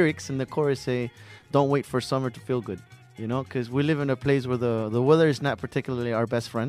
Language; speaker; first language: English; early bilingual, other home language; Spanish